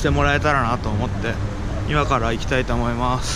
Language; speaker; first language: Japanese; native; Japanese